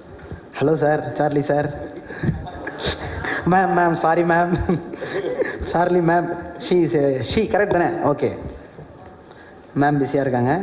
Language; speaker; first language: Tamil; native; Tamil